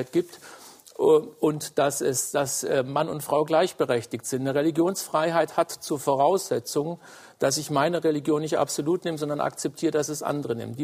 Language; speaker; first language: German; native; German